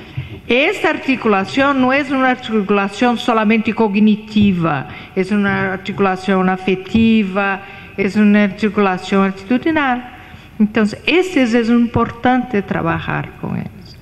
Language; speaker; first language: Spanish; non-native, fluent; Portuguese